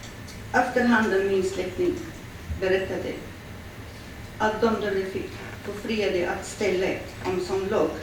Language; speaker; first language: Swedish; early bilingual, other home language; Assyrian Neo-Aramaic